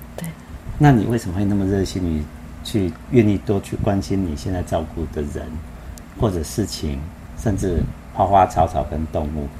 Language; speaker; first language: Chinese; native; Chinese